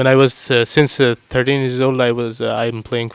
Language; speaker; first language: English; non-native, learner; Urdu